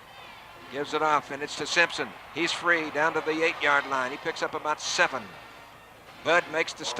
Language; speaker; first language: English; native; English